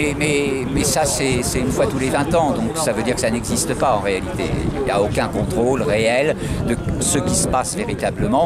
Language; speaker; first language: French; native; French